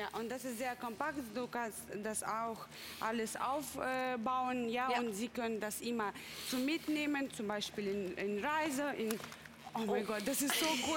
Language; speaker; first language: German; non-native, learner; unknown